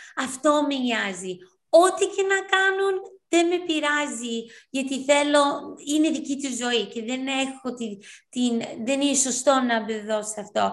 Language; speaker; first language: Greek; early bilingual, heritage; Greek